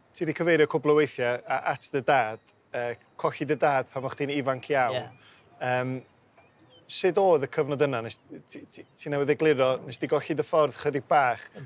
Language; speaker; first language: Welsh; native; Welsh